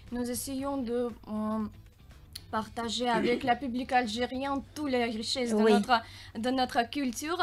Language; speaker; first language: French; non-native, learner; Russian